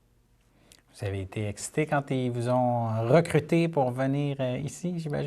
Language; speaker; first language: French; native; French